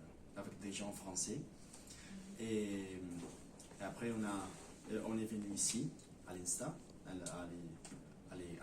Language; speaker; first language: French; non-native, learner; Spanish